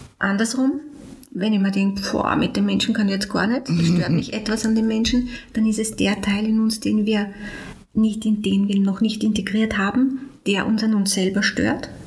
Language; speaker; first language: German; native; German